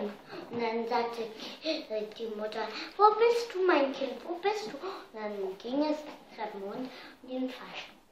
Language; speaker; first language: German; early bilingual, heritage; German